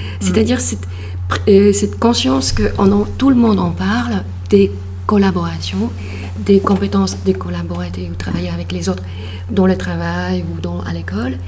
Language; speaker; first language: French; non-native, fluent; Polish